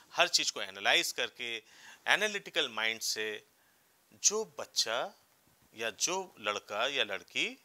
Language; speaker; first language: Hindi; native; Hindi